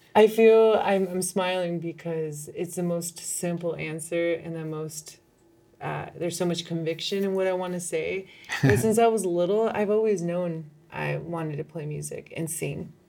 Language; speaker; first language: English; early bilingual, other home language; Spanish